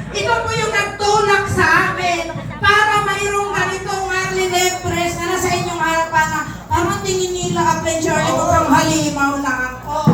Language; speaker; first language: Filipino; non-native, local second language; Cebuano